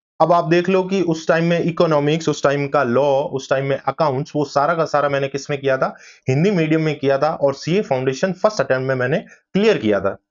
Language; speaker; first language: Hindi; native; Hindi